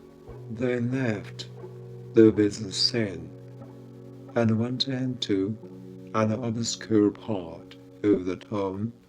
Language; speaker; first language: English; non-native, fluent; Japanese